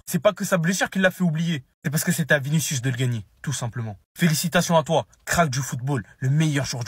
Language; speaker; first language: French; native; French